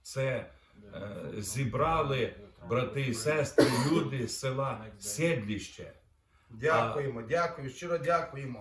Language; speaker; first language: Ukrainian; non-native, local second language; Russian